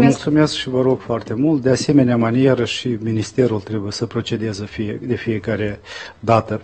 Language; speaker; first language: Romanian; native; Romanian